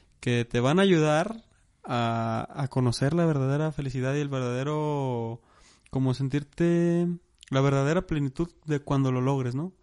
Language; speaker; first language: Spanish; native; Spanish